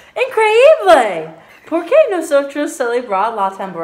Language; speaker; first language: Spanish; non-native, learner; English